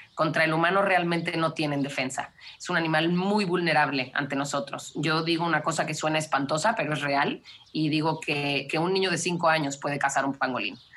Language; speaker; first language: Spanish; native; Spanish